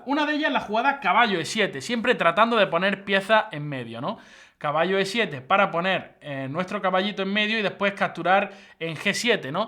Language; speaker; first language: Spanish; native; Spanish